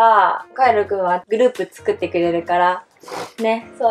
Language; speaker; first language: Japanese; native; Japanese